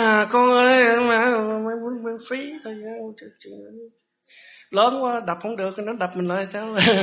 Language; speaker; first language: Vietnamese; early bilingual, heritage; Vietnamese